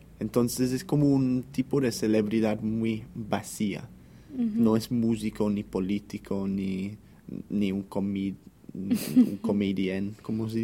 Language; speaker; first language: Spanish; non-native, fluent; English